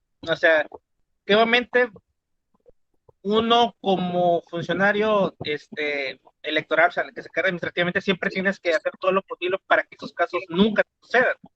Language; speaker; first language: Spanish; native; Spanish